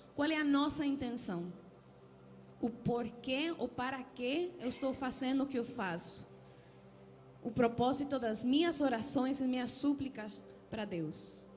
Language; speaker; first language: Portuguese; non-native, fluent; Spanish